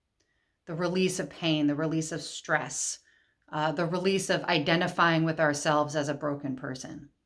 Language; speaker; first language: English; native; English